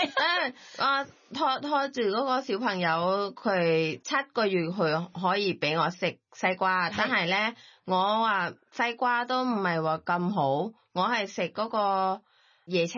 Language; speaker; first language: Cantonese; non-native, learner; Thai